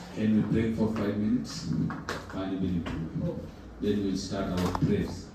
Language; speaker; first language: English; non-native, local second language; Marathi